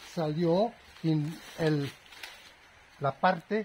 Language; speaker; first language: Spanish; non-native, fluent; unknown